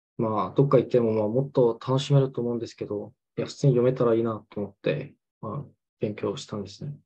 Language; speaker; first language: Japanese; non-native, fluent; Korean